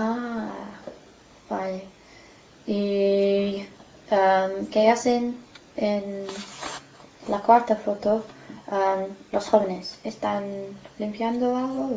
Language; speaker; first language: Spanish; non-native, fluent; English